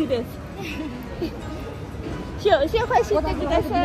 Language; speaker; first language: Japanese; non-native, learner; Nepali